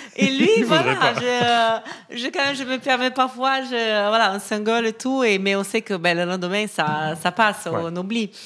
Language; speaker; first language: French; non-native, fluent; Portuguese